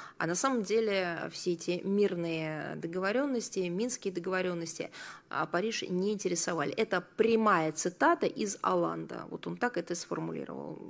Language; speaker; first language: Russian; native; Russian